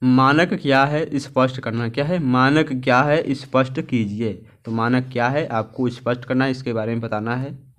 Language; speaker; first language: Hindi; native; Hindi